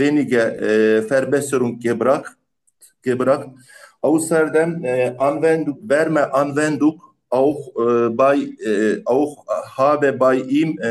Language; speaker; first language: German; non-native, learner; Turkish